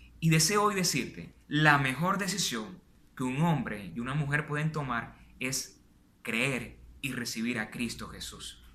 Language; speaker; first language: Spanish; native; Spanish